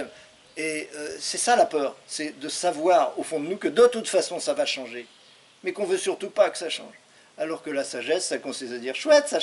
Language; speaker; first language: French; native; French